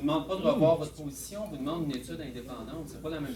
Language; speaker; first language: French; native; French